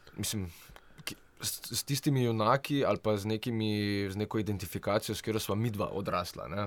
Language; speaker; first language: Slovenian; native; Slovenian